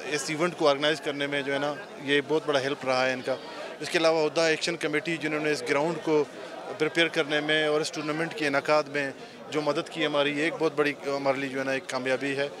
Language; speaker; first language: Urdu; non-native, local second language; Baluchi